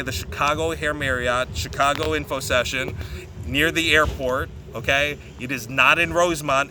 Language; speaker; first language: English; native; English